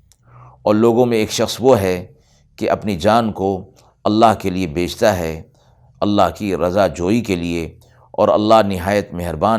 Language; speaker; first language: Urdu; native; Urdu